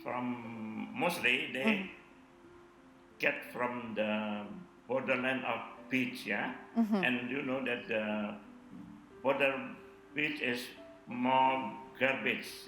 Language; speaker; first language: English; non-native, learner; Indonesian